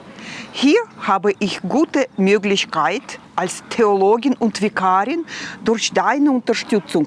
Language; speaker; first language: German; non-native, fluent; Russian